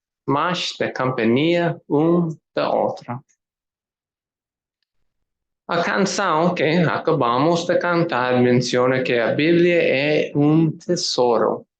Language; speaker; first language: Portuguese; non-native, learner; English